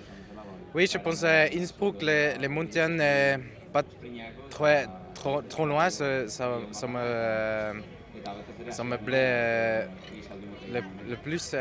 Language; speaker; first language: French; non-native, local second language; German